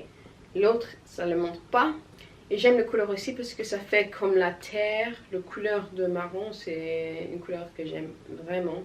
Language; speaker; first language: French; non-native, learner; English